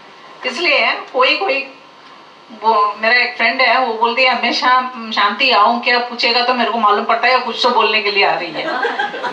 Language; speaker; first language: Hindi; non-native, local second language; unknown